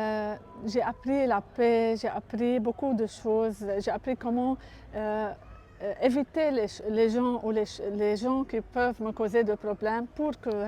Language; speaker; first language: French; non-native, local second language; Arabic